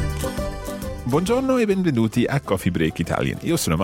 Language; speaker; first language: Italian; non-native, fluent; English